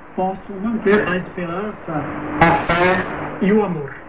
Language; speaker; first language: Portuguese; native; Portuguese